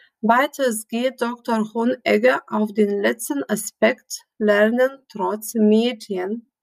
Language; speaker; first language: German; non-native, fluent; Lithuanian